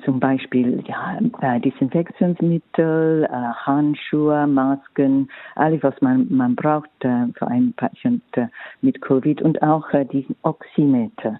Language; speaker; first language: German; non-native, fluent; English